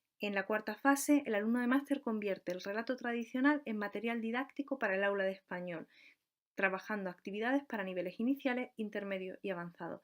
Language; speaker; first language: Spanish; native; Spanish